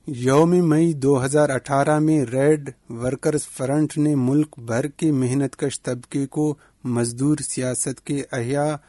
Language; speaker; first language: Urdu; non-native, local second language; Baluchi